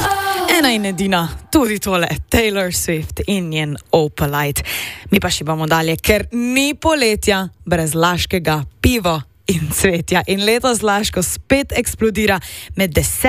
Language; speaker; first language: Slovenian; native; Slovenian